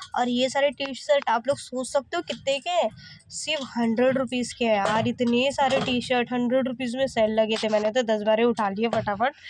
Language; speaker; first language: Hindi; native; Hindi